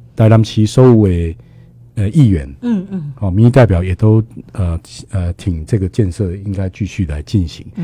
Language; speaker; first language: Chinese; native; Chinese